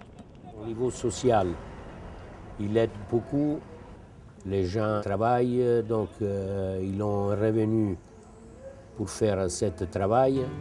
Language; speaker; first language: French; non-native, fluent; Italian